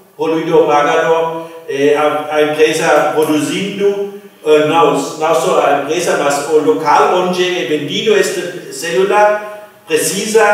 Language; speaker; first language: Portuguese; non-native, fluent; German